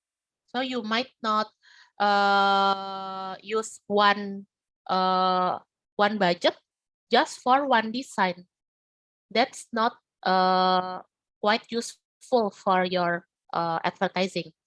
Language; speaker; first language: English; non-native, learner; Indonesian